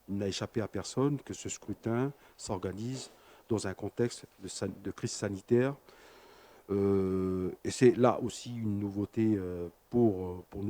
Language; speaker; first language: French; native; French